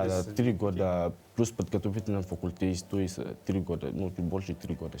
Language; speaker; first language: Russian; non-native, learner; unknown